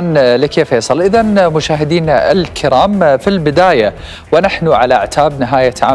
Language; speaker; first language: Arabic; native; Arabic